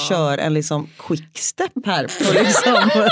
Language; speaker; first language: Swedish; native; Swedish